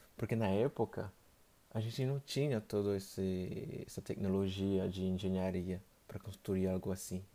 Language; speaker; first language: Portuguese; non-native, fluent; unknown